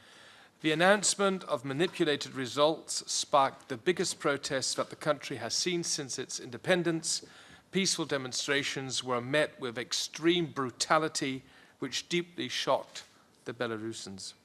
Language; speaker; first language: English; non-native, fluent; German